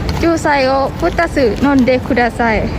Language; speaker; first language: Japanese; non-native, learner; Thai